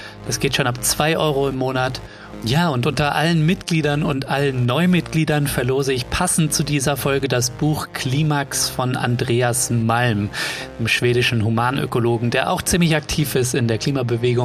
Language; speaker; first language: German; native; German